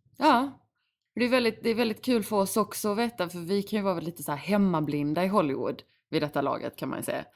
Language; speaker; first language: Swedish; native; Swedish